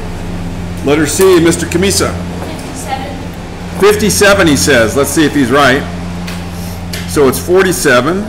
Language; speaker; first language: English; native; English